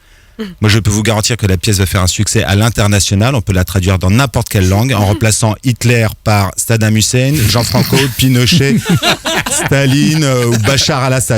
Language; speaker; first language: French; native; French